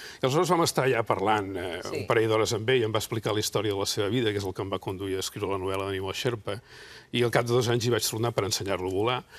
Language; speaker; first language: Catalan; native; Catalan